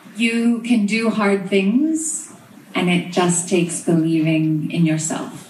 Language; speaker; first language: English; non-native, fluent; German